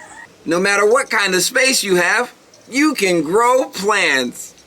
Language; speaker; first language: English; native; English